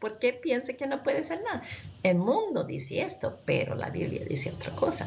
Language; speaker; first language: Spanish; non-native, fluent; English